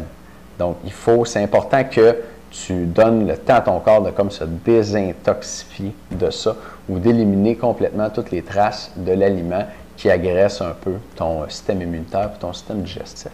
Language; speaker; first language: French; native; French